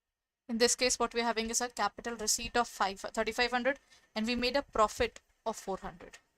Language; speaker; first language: English; non-native, local second language; Hindi